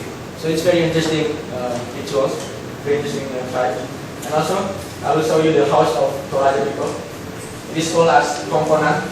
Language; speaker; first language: English; non-native, local second language; Indonesian